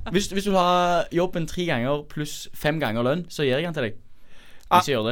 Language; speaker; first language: Norwegian; native; Norwegian